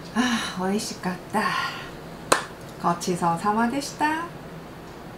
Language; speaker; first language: Japanese; non-native, fluent; Korean